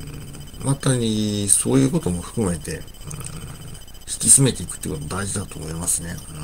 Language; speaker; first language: Japanese; native; Japanese